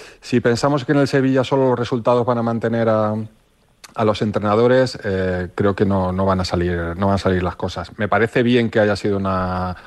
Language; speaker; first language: Spanish; native; Spanish